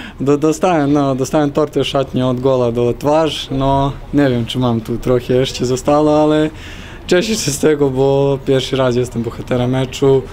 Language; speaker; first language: Polish; non-native, learner; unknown